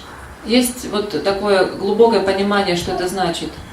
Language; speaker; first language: Russian; native; Russian